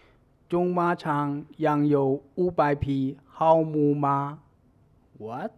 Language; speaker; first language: Chinese; native; Chinese